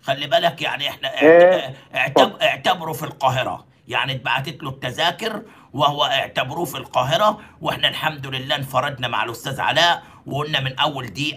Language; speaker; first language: Arabic; native; Arabic